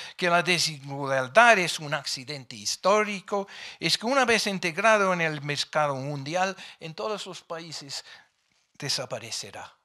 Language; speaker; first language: Spanish; non-native, fluent; English